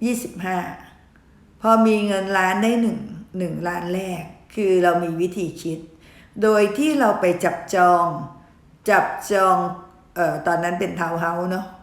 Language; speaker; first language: Thai; native; Thai